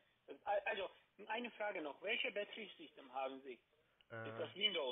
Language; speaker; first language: German; non-native, learner; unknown